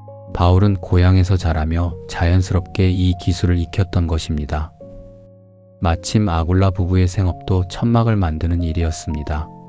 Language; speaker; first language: Korean; native; Korean